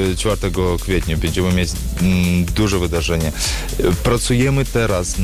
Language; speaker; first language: Polish; non-native, learner; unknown